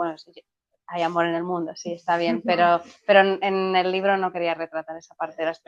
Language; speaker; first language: Spanish; native; Spanish